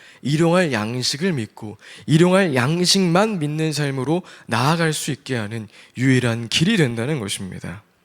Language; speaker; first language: Korean; native; Korean